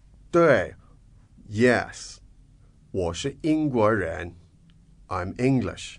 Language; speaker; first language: Chinese; non-native, fluent; English